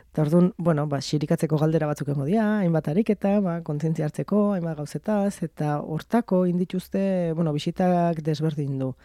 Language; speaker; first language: Basque; native; Basque